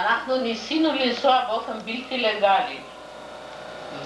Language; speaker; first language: Hebrew; non-native, fluent; Yiddish